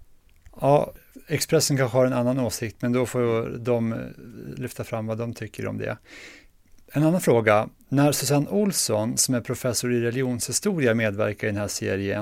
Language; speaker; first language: Swedish; native; Swedish